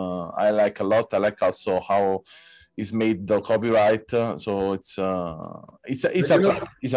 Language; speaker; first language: English; non-native, learner; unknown